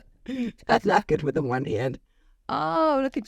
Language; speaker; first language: English; native; English